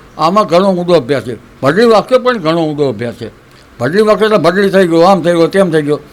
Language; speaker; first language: Gujarati; native; Gujarati